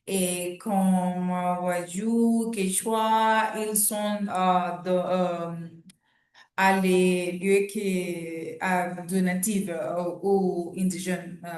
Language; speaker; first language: French; non-native, learner; Spanish